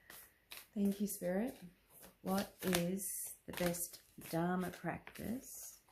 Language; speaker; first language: English; native; English